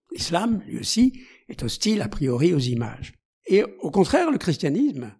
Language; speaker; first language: French; native; French